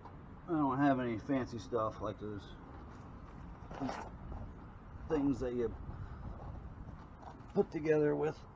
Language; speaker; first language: English; native; English